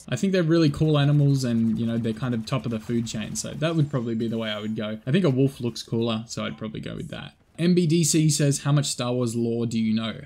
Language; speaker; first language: English; native; English